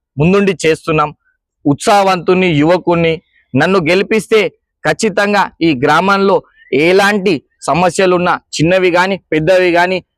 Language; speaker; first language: Telugu; native; Telugu